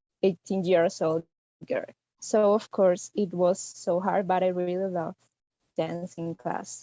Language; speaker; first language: English; non-native, fluent; Spanish